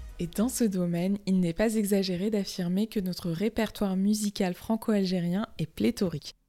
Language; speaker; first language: French; native; French